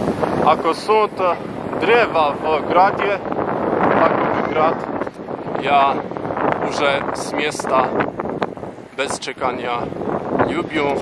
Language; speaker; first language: Polish; non-native, learner; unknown